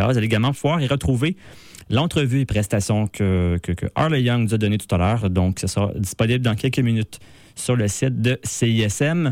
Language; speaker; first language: French; native; French